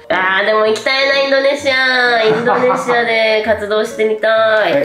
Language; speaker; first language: Japanese; native; Japanese